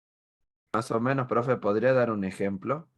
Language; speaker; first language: Spanish; native; Spanish